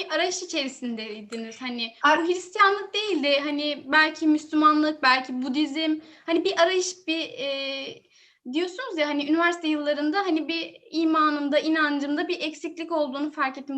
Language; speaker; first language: Turkish; native; Turkish